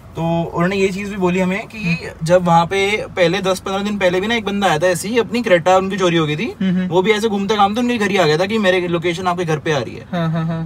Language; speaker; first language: Hindi; native; Hindi